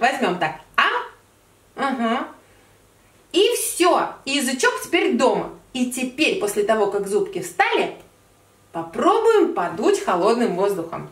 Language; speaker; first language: Russian; native; Russian